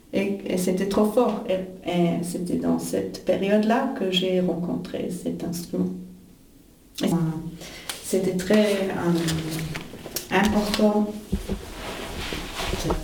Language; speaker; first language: French; non-native, fluent; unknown